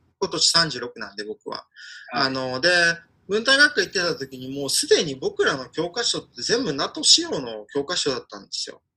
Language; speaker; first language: Japanese; non-native, fluent; Ukrainian